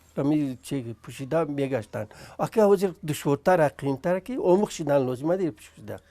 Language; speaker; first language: Tajik; native; Tajik